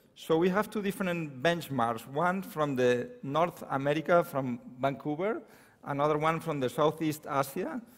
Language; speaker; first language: English; non-native, fluent; Catalan